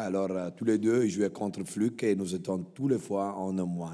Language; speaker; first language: French; non-native, local second language; Italian